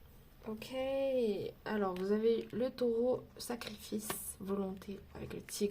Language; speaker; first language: French; native; French